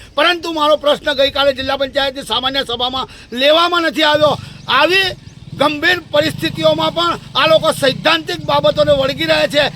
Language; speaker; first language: Gujarati; native; Gujarati